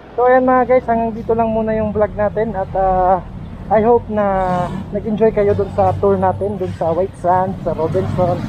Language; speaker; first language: Filipino; non-native, local second language; Waray